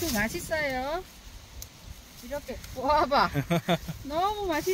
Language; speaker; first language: Korean; non-native, learner; Vietnamese